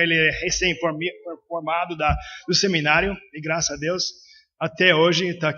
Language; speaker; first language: Portuguese; non-native, fluent; English